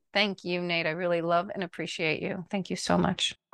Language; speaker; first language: English; early bilingual, other home language; Italian